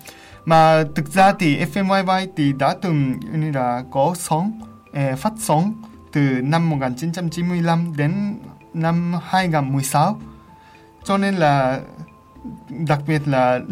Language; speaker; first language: Vietnamese; non-native, fluent; Japanese